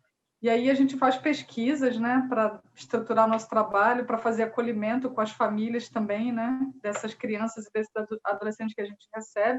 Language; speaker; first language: Portuguese; native; Portuguese